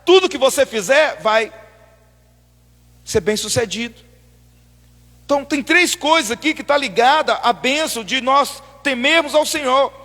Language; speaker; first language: Portuguese; native; Portuguese